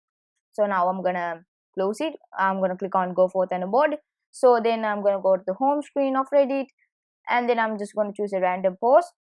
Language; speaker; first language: English; non-native, fluent; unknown